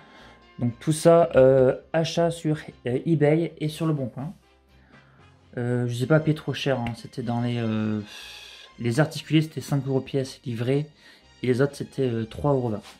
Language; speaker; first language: French; native; French